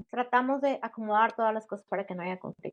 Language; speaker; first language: Spanish; native; Spanish